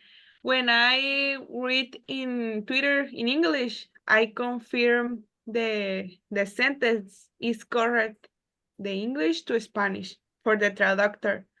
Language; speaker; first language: English; non-native, learner; Spanish